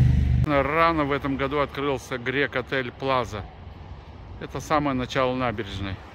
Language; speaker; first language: Russian; native; Russian